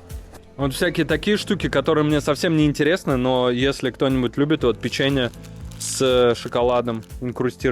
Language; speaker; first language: Russian; native; Russian